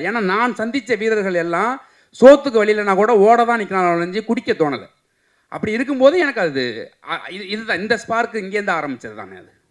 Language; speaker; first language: Tamil; native; Tamil